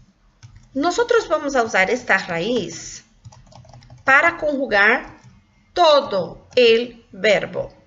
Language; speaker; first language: Spanish; non-native, local second language; Portuguese